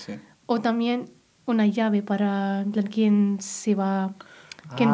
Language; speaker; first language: Spanish; non-native, local second language; Berber languages